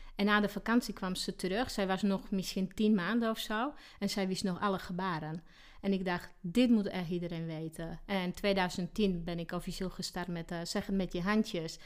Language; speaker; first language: Dutch; non-native, fluent; Slovak